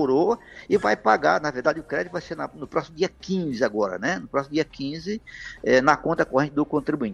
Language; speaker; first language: Portuguese; native; Portuguese